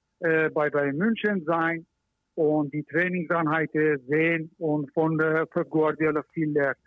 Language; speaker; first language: German; non-native, learner; Persian